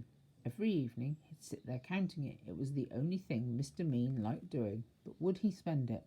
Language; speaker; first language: English; native; English